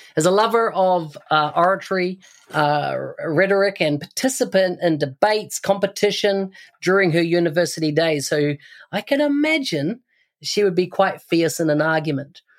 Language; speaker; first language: English; native; English